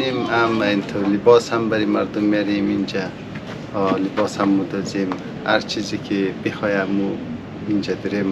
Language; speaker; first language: Persian; native; Persian